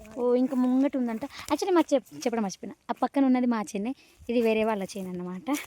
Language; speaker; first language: Telugu; non-native, local second language; Lambadi